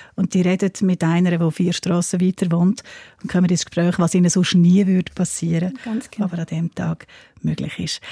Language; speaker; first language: German; non-native, fluent; English